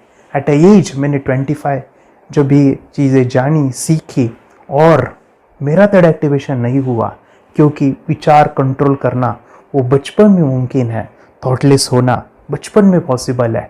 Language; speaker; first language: Hindi; native; Hindi